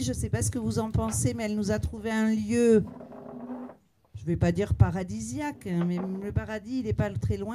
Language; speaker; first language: French; native; French